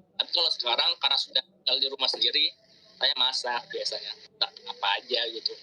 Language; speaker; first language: Indonesian; native; Indonesian